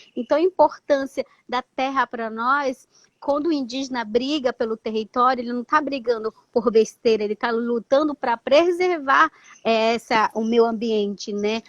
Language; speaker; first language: Portuguese; non-native, local second language; Ticuna